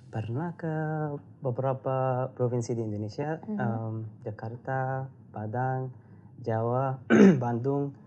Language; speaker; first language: Indonesian; non-native, learner; Arabic